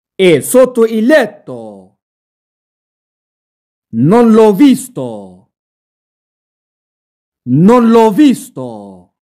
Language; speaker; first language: Italian; non-native, fluent; Arabic